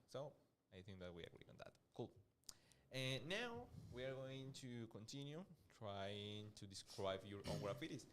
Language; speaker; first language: English; non-native, fluent; Spanish